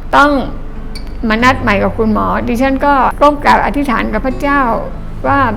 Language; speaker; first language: Thai; native; Thai